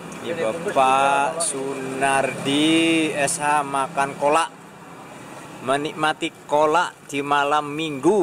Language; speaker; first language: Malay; non-native, local second language; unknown